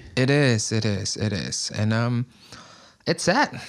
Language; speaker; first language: English; non-native, fluent; Indonesian